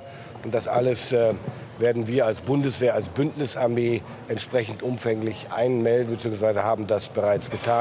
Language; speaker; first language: German; native; German